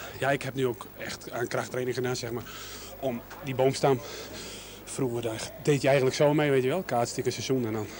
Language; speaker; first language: Dutch; non-native, local second language; Western Frisian